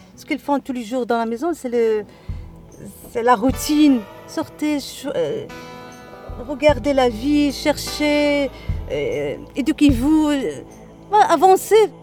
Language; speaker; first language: French; non-native, local second language; Arabic